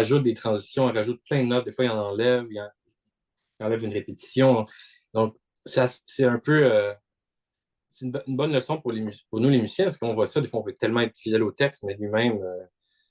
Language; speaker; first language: French; native; French